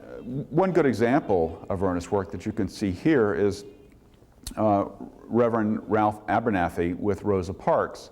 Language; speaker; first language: English; native; English